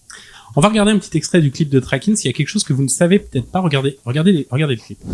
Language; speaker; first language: French; native; French